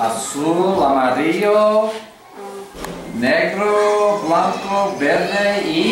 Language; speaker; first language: Spanish; non-native, learner; English